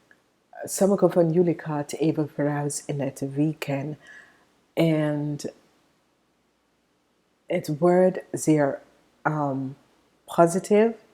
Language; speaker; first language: Dutch; non-native, fluent; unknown